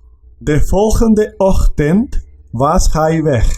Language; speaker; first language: Dutch; non-native, learner; Spanish